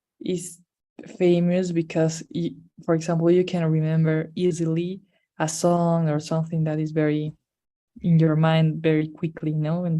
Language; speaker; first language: English; non-native, fluent; Spanish